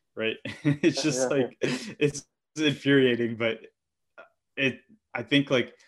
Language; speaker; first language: English; native; English